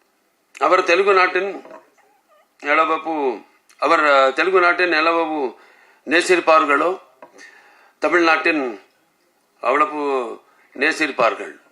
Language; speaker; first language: Tamil; non-native, learner; Telugu